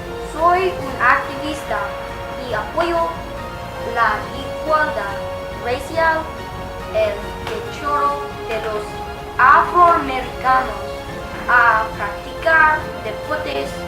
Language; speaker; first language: Spanish; non-native, learner; English